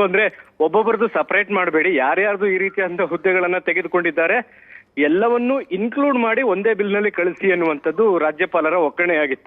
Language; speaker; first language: Kannada; native; Kannada